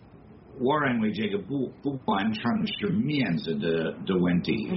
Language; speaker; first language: Chinese; non-native, fluent; English